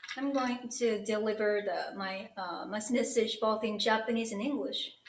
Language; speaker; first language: English; non-native, fluent; Japanese